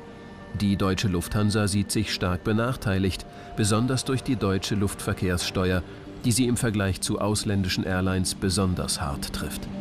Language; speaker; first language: German; native; German